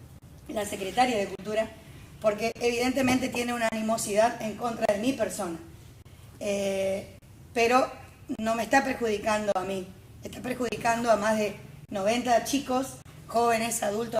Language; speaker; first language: Spanish; native; Spanish